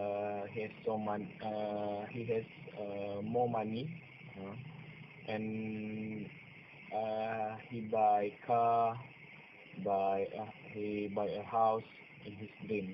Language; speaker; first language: English; non-native, local second language; Malay